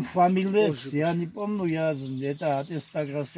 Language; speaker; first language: Russian; non-native, local second language; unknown